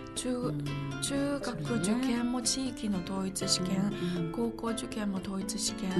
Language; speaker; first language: Japanese; non-native, fluent; Chinese